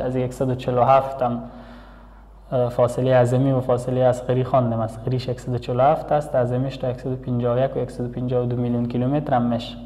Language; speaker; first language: Persian; native; Persian